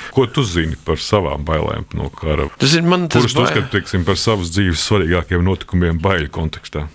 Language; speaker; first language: Latvian; native; Latvian